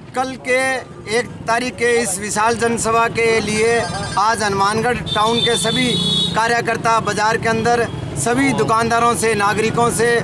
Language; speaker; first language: Hindi; native; Hindi